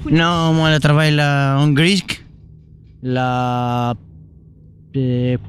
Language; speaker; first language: French; non-native, learner; Albanian